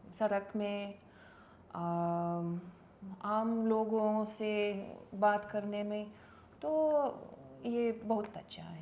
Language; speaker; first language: Hindi; non-native, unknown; Lithuanian